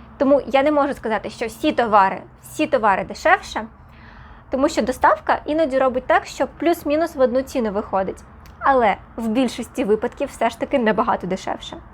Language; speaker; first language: Ukrainian; non-native, local second language; Russian